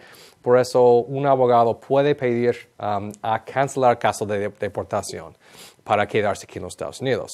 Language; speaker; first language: Spanish; non-native, fluent; English